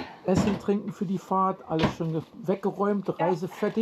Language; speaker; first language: German; native; German